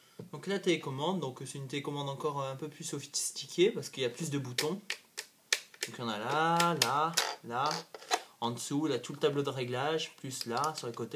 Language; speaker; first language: French; native; French